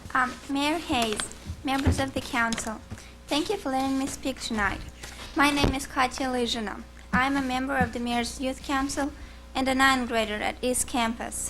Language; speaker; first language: English; early bilingual, other home language; Russian